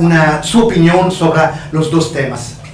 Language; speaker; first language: Spanish; non-native, fluent; Italian